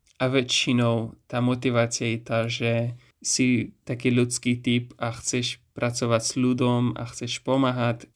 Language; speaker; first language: Slovak; non-native, fluent; Pashto